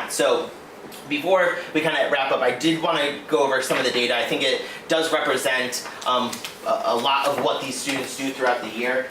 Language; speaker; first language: English; native; English